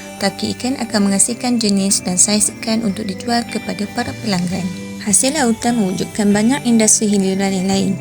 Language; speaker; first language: Malay; native; Malay